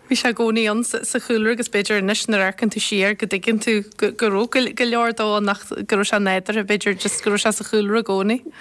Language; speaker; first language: Irish; native; Irish